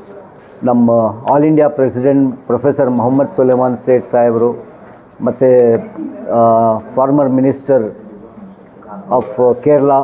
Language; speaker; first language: Kannada; non-native, local second language; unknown